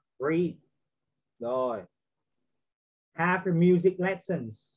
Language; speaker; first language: English; non-native, fluent; Vietnamese